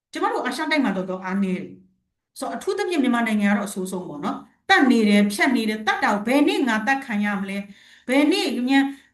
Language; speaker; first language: Burmese; non-native, local second language; Shwe Palaung